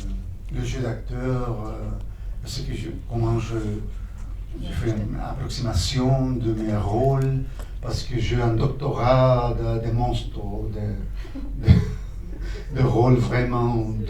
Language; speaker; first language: French; non-native, fluent; Spanish